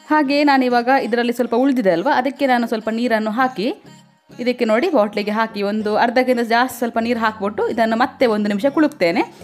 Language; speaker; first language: Kannada; non-native, local second language; Tulu